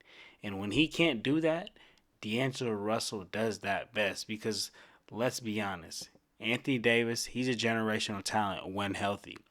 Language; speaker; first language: English; native; English